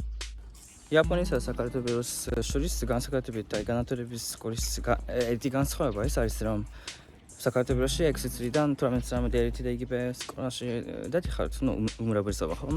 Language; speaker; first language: Georgian; non-native, learner; Japanese